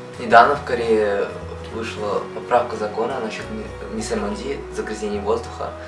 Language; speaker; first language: Russian; native; Russian